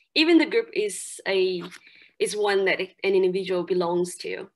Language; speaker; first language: English; non-native, fluent; Chinese